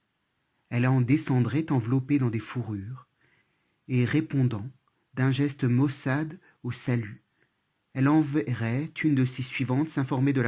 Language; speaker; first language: French; native; French